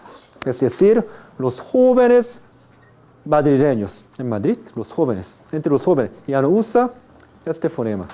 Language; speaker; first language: Spanish; non-native, fluent; Korean